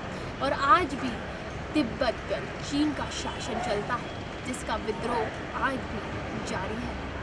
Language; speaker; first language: Hindi; native; Hindi